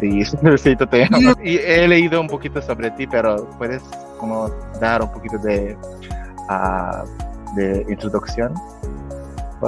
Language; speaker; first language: Spanish; non-native, fluent; Filipino